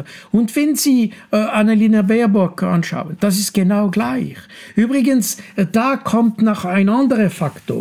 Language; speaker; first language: German; non-native, local second language; French